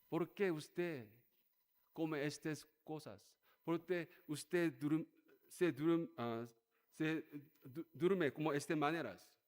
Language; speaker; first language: Spanish; non-native, learner; Korean